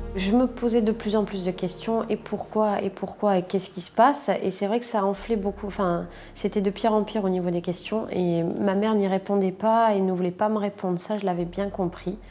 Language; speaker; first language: French; native; French